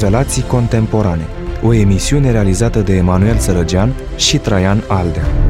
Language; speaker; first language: Romanian; native; Romanian